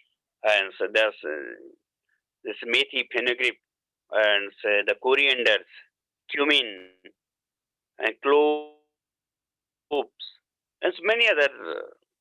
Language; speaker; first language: English; non-native, learner; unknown